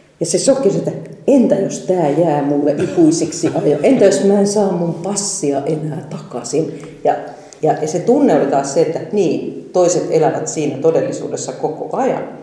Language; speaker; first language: Finnish; native; Finnish